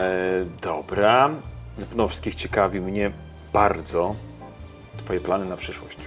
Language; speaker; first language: Polish; native; Polish